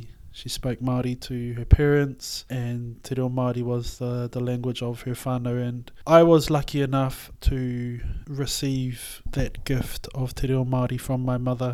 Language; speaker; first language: English; native; English